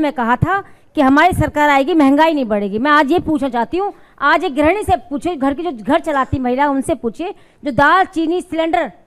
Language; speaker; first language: Hindi; native; Hindi